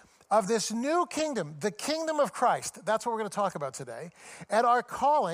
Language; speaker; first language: English; native; English